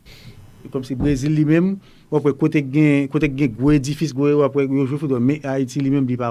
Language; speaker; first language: Portuguese; non-native, learner; Haitian Creole